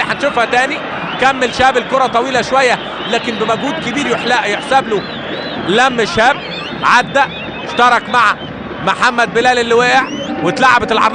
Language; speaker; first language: Arabic; native; Arabic